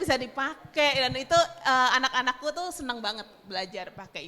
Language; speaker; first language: Indonesian; native; Indonesian